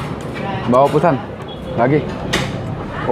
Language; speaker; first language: Indonesian; non-native, fluent; Korean